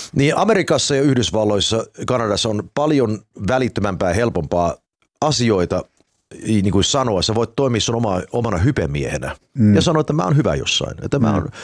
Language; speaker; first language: Finnish; early bilingual, heritage; Finnish